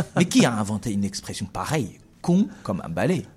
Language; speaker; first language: French; non-native, fluent; Chinese